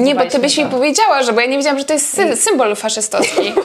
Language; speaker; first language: Polish; native; Polish